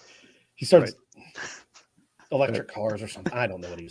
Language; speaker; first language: English; native; English